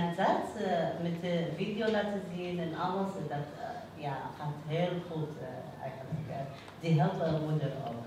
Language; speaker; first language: Dutch; non-native, learner; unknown